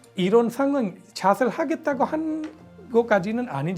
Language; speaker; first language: Korean; non-native, fluent; Punjabi